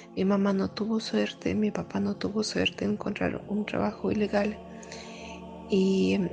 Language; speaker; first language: Spanish; non-native, fluent; Russian